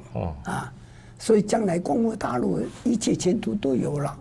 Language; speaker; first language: Chinese; native; Chinese